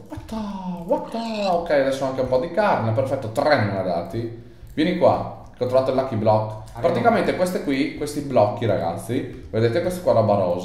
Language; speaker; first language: Italian; native; Italian